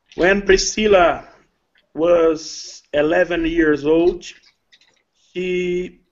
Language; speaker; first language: English; non-native, learner; Portuguese